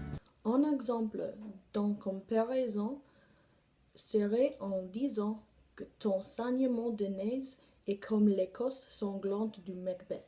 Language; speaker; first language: French; non-native, learner; English